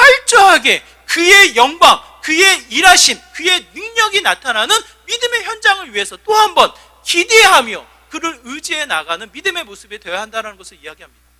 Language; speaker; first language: Korean; native; Korean